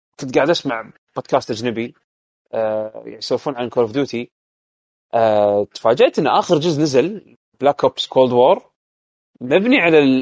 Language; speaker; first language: Arabic; native; Arabic